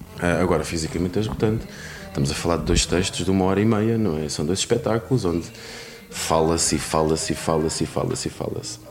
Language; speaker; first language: Portuguese; native; Portuguese